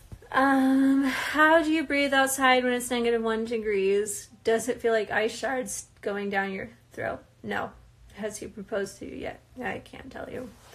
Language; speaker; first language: English; native; English